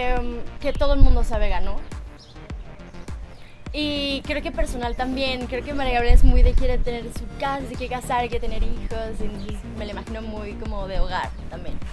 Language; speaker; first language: Spanish; native; Spanish